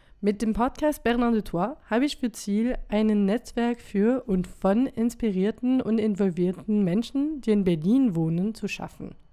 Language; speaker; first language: German; non-native, fluent; French